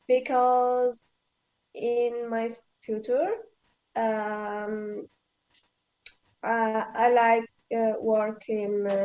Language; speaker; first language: English; non-native, learner; Italian